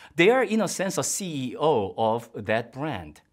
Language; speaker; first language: English; non-native, fluent; Korean